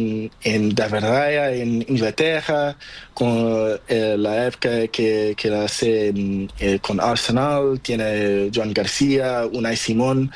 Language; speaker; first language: Spanish; non-native, learner; Portuguese